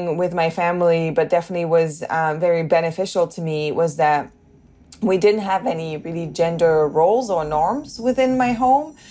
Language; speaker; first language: English; native; English